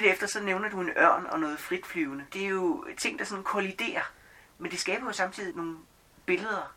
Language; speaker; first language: Danish; native; Danish